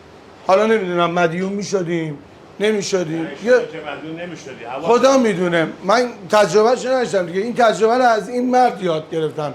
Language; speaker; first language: Persian; native; Persian